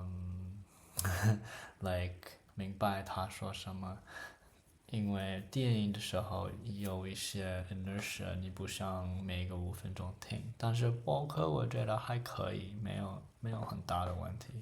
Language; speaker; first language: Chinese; non-native, learner; English